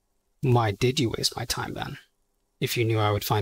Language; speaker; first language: English; native; English